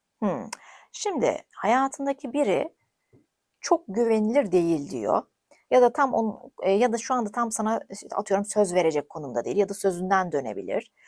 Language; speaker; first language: Turkish; native; Turkish